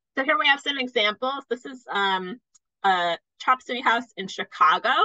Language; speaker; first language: English; native; English